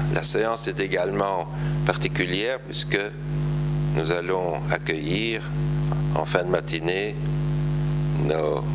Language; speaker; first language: French; native; French